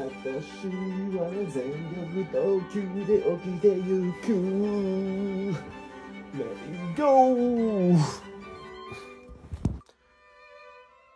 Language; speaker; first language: Japanese; native; Japanese